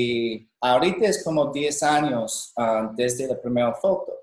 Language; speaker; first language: Spanish; non-native, learner; English